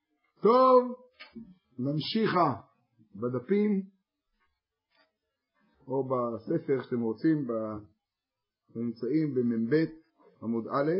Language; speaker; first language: Hebrew; native; Hebrew